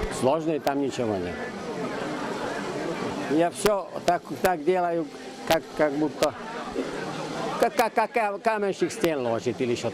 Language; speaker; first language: Russian; non-native, local second language; Hungarian